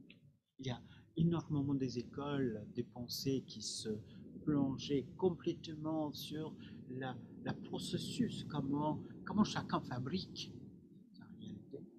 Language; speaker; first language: French; non-native, fluent; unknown